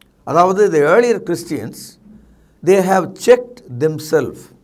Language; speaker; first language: English; non-native, local second language; Tamil